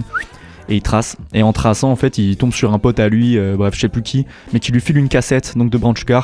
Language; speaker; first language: French; native; French